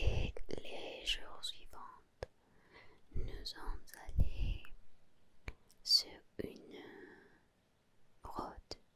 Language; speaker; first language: French; non-native, learner; Spanish